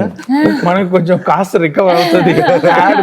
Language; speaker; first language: Telugu; non-native, local second language; Tamil